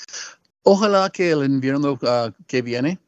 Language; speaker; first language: Spanish; non-native, learner; English